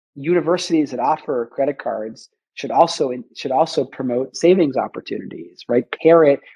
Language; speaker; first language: English; native; English